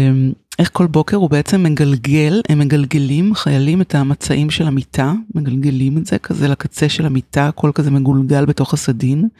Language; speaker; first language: Hebrew; native; Hebrew